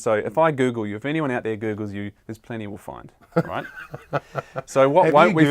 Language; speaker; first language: English; native; English